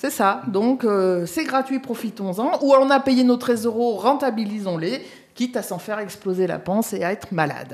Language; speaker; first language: French; native; French